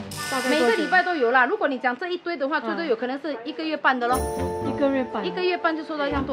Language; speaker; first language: Chinese; native; Chinese